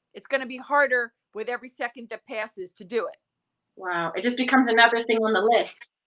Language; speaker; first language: English; native; English